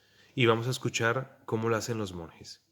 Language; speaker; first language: Spanish; native; Spanish